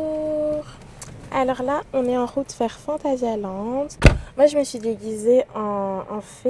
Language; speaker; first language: French; native; French